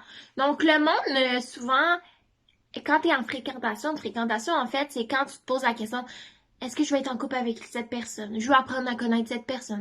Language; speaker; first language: French; native; French